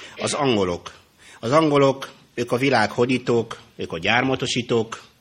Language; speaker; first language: Hungarian; non-native, fluent; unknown